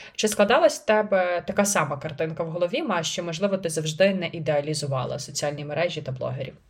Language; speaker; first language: Ukrainian; native; Ukrainian